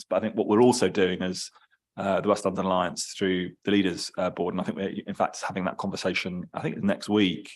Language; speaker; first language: English; native; English